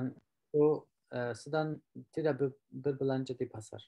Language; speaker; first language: Indonesian; non-native, learner; Turkish